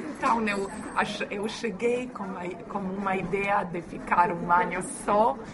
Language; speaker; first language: Portuguese; non-native, fluent; Croatian